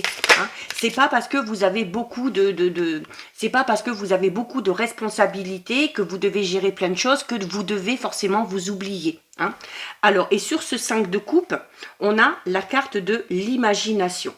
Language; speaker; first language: French; native; French